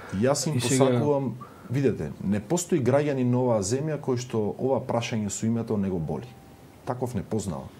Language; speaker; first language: Macedonian; native; Macedonian